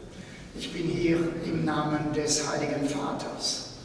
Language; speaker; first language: German; non-native, fluent; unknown